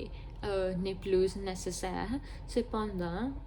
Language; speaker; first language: French; non-native, learner; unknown